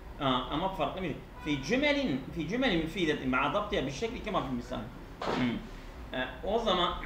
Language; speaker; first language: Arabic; non-native, fluent; Turkish